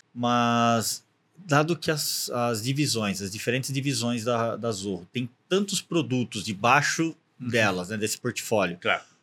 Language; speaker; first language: Portuguese; native; Portuguese